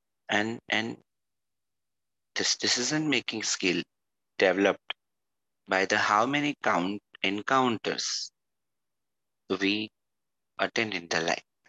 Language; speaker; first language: English; non-native, local second language; Gujarati